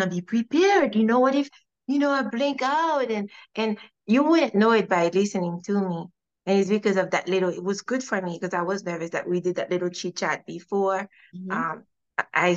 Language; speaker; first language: English; non-native, fluent; French